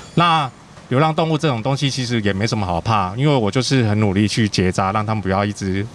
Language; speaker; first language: Chinese; native; Chinese